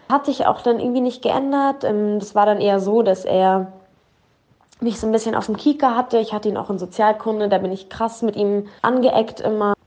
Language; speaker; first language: German; early bilingual, other home language; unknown